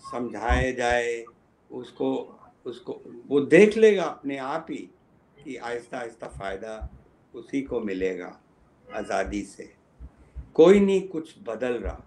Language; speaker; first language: Hindi; early bilingual, other home language; Punjabi